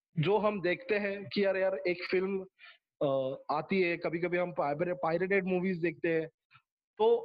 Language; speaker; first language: Hindi; non-native, local second language; Marathi